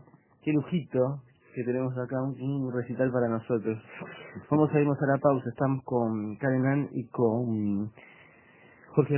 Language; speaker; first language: Spanish; native; Spanish